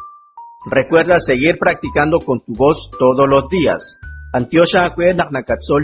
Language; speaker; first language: Spanish; non-native, local second language; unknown